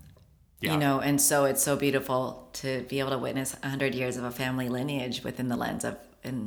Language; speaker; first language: English; native; English